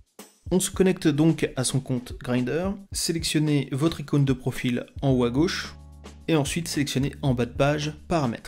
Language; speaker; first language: French; native; French